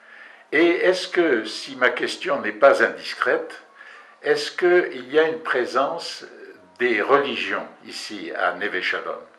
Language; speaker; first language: French; native; French